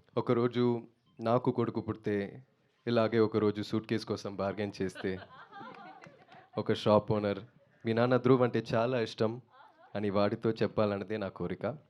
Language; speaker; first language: Telugu; non-native, learner; Tamil